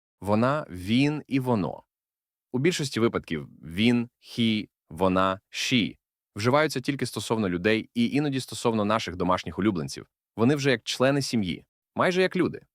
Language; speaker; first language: Ukrainian; native; Ukrainian